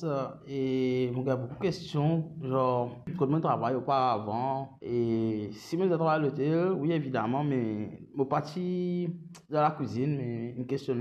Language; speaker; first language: French; non-native, local second language; Morisyen